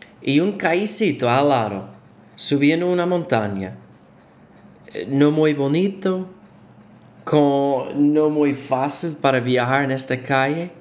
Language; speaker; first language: Spanish; non-native, fluent; English